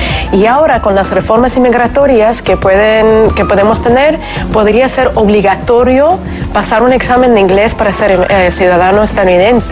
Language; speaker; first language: Spanish; non-native, fluent; Russian